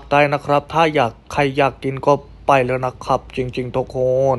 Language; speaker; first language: Thai; non-native, fluent; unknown